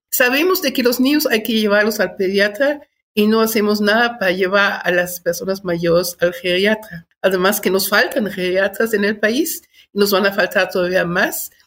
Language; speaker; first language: Spanish; non-native, fluent; German